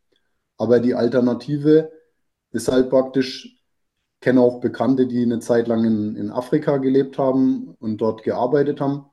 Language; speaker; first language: German; native; German